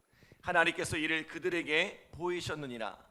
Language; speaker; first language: Korean; native; Korean